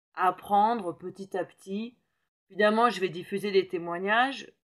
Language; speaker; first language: French; native; French